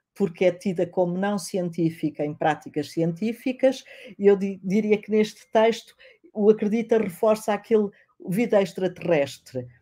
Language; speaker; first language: Portuguese; native; Portuguese